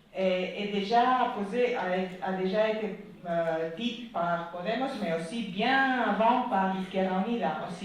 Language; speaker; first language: French; non-native, fluent; Spanish